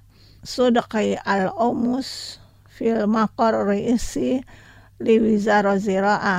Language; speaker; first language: Arabic; non-native, fluent; Indonesian